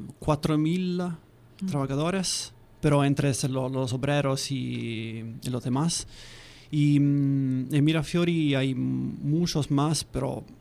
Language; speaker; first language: Spanish; non-native, fluent; Italian